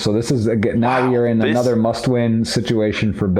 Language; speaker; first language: English; native; English